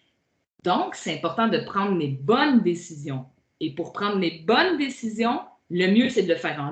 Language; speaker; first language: French; native; French